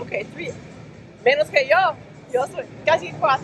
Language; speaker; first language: Spanish; non-native, learner; English